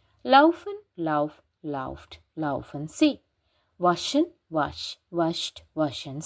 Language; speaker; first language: German; non-native, fluent; Sinhala